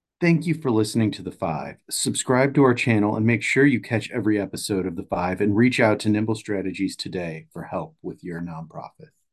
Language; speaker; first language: English; native; English